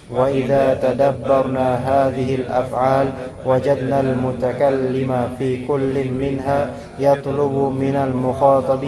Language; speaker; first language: Arabic; non-native, fluent; Indonesian